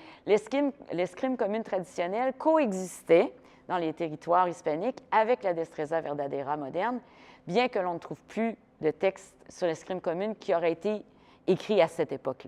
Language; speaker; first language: French; native; French